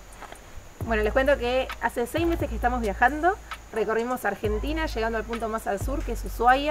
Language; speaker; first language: Spanish; native; Spanish